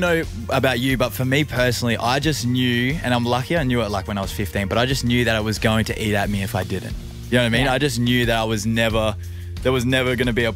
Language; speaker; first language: English; native; English